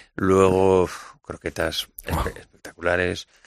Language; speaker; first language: Spanish; native; Spanish